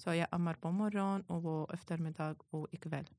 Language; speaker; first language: Swedish; non-native, learner; Arabic